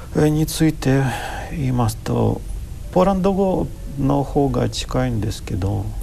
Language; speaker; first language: Japanese; non-native, fluent; Ukrainian